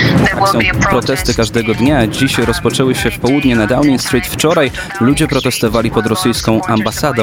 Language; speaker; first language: Polish; native; Polish